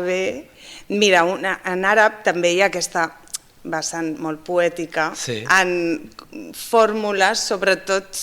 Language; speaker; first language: Catalan; non-native, fluent; Basque